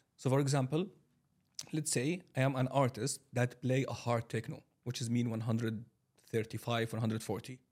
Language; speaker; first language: English; non-native, fluent; Arabic